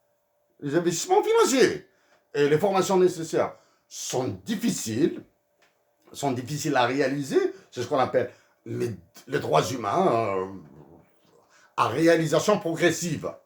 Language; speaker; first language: French; native; French